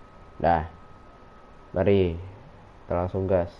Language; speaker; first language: Indonesian; native; Indonesian